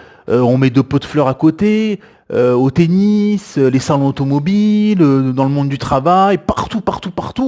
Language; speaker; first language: French; native; French